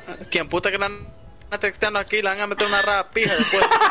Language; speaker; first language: Spanish; early bilingual, heritage; Spanish